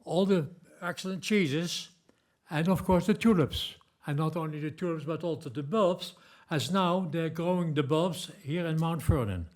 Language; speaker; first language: English; non-native, fluent; Dutch